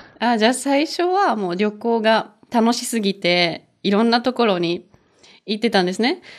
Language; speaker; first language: Japanese; native; Japanese